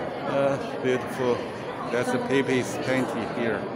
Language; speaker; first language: English; non-native, learner; Chinese